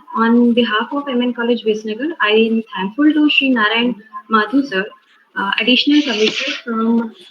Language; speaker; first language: English; non-native, local second language; Gujarati